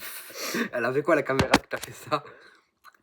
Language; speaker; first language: French; native; French